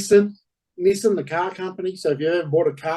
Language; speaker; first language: English; native; English